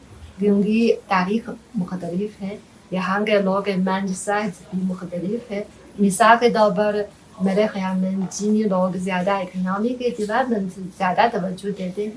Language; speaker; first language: Hindi; non-native, fluent; Chinese